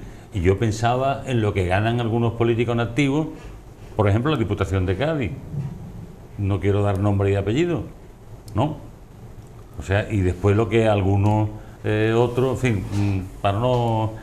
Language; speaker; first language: Spanish; native; Spanish